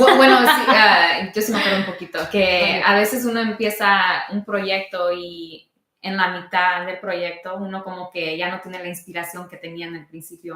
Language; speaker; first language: Spanish; early bilingual, heritage; Spanish